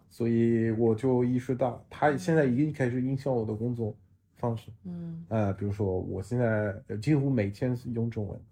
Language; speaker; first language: Chinese; non-native, fluent; French